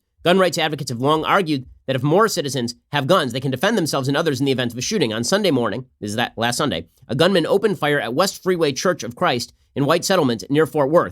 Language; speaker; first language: English; native; English